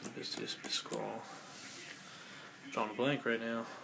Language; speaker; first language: English; native; English